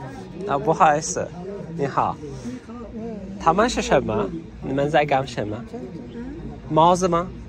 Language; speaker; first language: Chinese; non-native, learner; Turkish